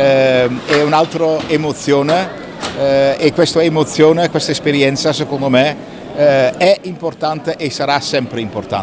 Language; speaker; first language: Italian; non-native, fluent; Dutch